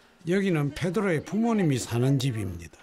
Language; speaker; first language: Korean; native; Korean